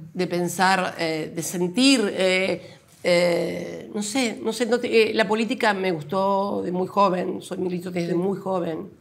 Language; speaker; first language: Spanish; native; Spanish